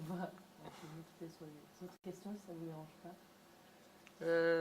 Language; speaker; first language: French; native; French